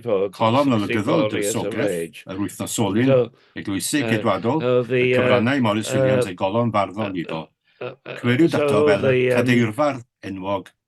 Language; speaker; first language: Welsh; native; Welsh